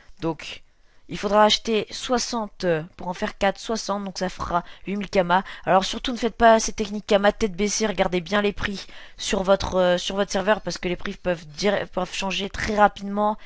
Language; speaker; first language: French; native; French